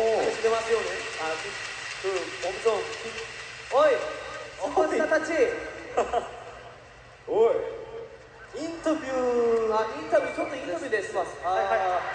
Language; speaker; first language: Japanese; non-native, learner; Korean